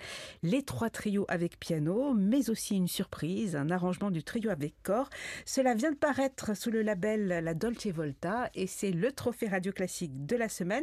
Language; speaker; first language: French; native; French